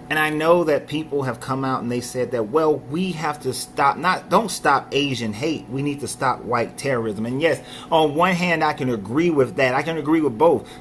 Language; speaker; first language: English; native; English